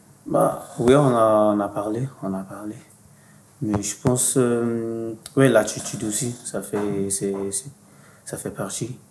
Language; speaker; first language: French; non-native, fluent; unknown